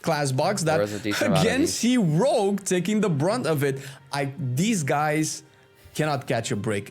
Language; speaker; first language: English; native; English